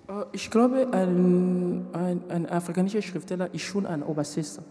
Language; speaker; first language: German; non-native, learner; French